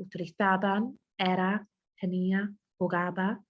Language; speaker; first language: Spanish; non-native, fluent; English